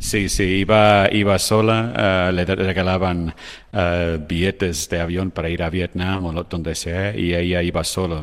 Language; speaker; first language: Spanish; non-native, fluent; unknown